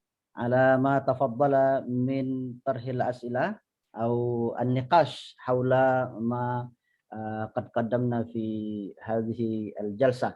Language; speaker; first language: Arabic; non-native, fluent; Indonesian